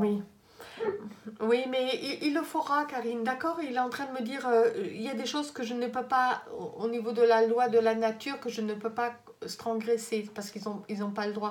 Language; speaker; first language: French; native; French